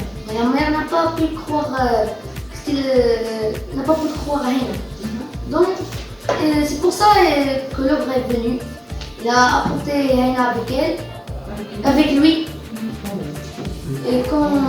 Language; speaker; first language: French; non-native, learner; Arabic